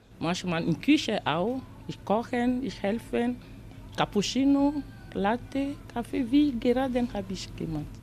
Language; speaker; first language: German; non-native, learner; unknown